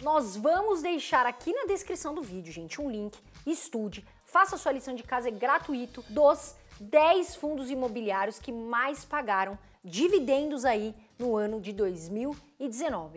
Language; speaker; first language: Portuguese; native; Portuguese